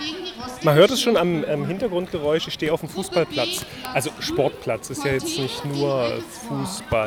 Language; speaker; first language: German; native; German